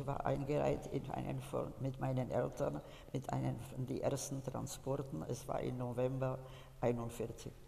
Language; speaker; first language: German; non-native, fluent; Czech